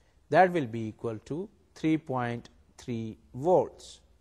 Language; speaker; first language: English; non-native, local second language; Urdu